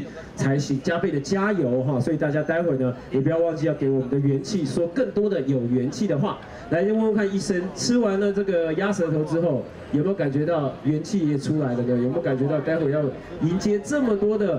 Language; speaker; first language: Chinese; native; Chinese